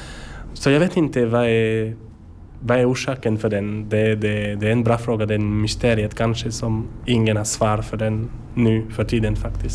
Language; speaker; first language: Swedish; non-native, learner; French